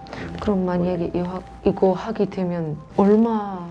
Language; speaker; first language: Korean; non-native, fluent; Arabic